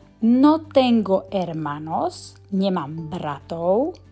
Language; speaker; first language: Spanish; non-native, fluent; Slovak